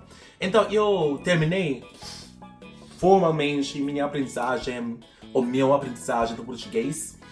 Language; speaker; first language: Portuguese; non-native, fluent; English